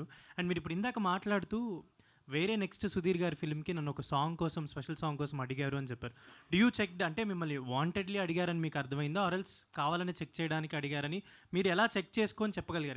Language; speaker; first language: Telugu; native; Telugu